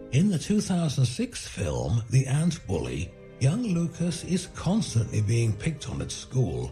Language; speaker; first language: English; native; English